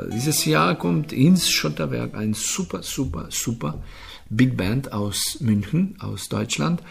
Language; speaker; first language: German; non-native, fluent; Slovenian